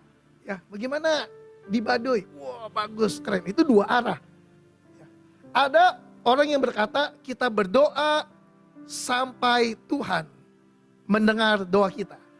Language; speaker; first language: Indonesian; native; Indonesian